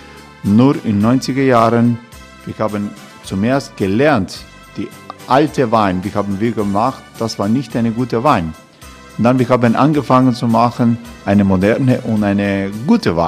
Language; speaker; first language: German; non-native, fluent; Croatian